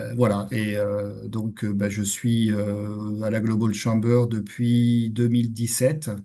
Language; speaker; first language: French; native; French